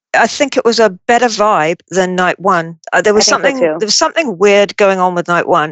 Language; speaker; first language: English; native; English